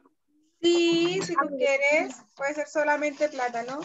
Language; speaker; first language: Spanish; native; Spanish